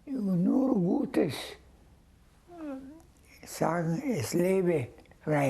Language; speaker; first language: German; non-native, fluent; Hungarian